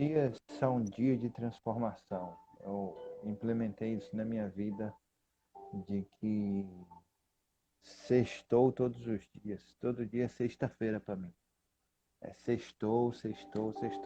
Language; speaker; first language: Portuguese; native; Portuguese